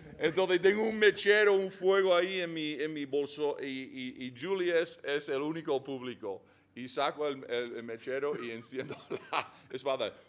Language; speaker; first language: Spanish; non-native, fluent; English